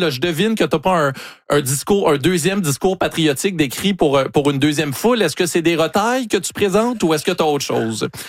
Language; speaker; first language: French; native; French